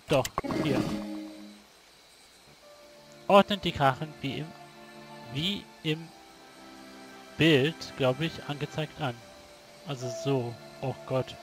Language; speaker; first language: German; native; German